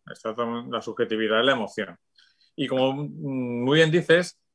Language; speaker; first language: Spanish; native; Spanish